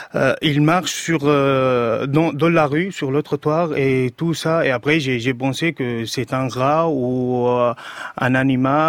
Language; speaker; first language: French; non-native, fluent; Arabic